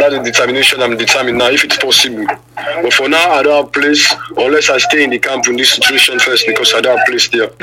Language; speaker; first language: English; non-native, local second language; Krio